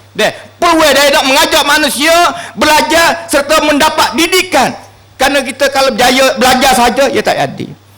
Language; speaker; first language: Malay; native; Malay